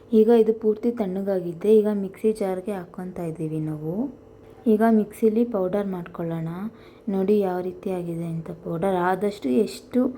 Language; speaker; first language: Kannada; native; Kannada